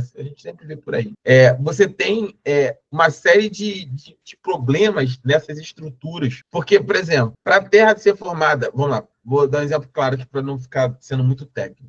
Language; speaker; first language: Portuguese; native; Portuguese